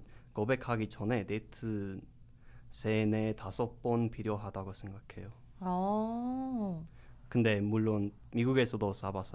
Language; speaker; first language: Korean; non-native, learner; English